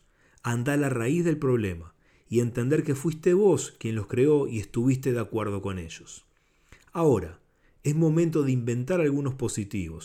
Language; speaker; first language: Spanish; native; Spanish